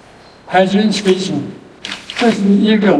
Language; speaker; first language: Chinese; non-native, local second language; Min Nan Chinese